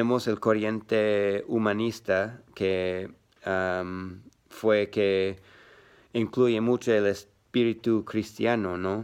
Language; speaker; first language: Spanish; non-native, learner; English